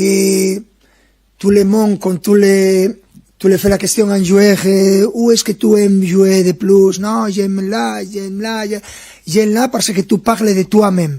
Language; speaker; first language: French; non-native, fluent; Spanish